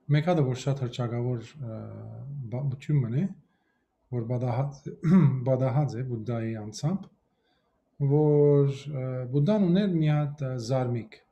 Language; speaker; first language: Armenian; early bilingual, heritage; Armenian